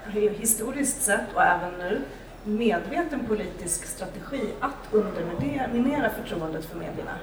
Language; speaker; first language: Swedish; non-native, fluent; English